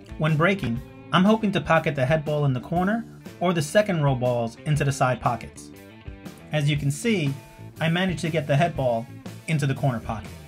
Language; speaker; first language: English; native; English